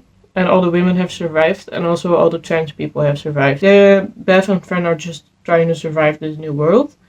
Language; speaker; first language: English; non-native, fluent; Dutch